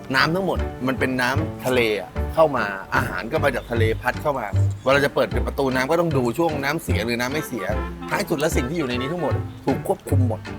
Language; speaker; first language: Thai; native; Thai